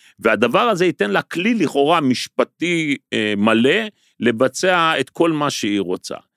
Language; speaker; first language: Hebrew; native; Hebrew